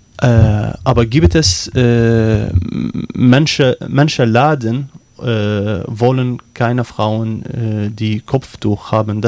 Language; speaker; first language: German; non-native, learner; Arabic